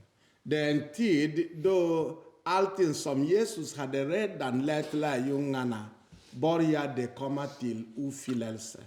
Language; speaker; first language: Swedish; non-native, fluent; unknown